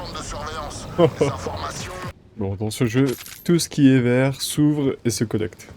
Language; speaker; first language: French; native; French